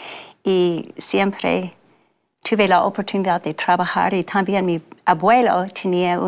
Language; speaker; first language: Spanish; non-native, fluent; English